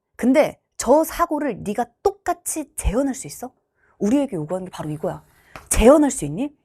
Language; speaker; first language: Korean; native; Korean